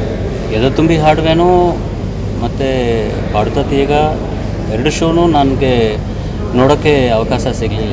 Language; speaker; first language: Kannada; non-native, learner; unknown